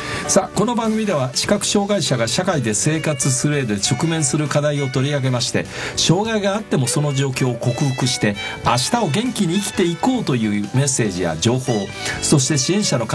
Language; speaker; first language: Japanese; native; Japanese